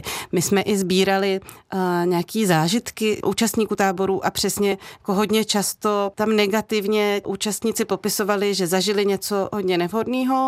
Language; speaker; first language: Czech; native; Czech